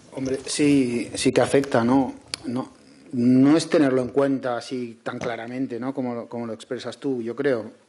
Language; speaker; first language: Spanish; native; Spanish